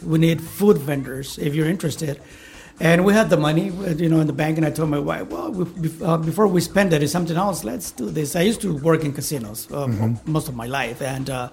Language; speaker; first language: English; non-native, fluent; Spanish